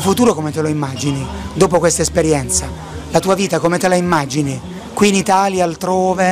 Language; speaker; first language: Italian; native; Italian